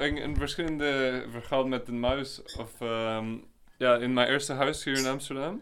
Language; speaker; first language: Dutch; non-native, learner; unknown